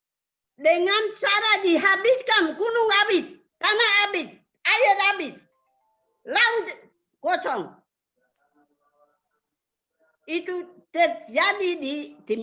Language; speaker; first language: Indonesian; non-native, local second language; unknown